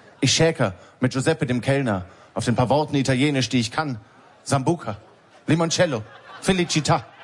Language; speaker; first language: German; native; German